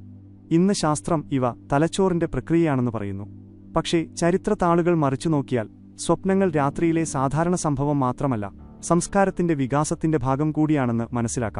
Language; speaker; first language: Malayalam; native; Malayalam